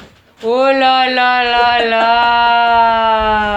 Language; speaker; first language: French; native; French